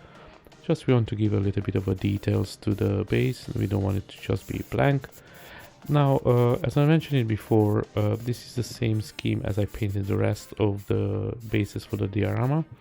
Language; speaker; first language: English; non-native, fluent; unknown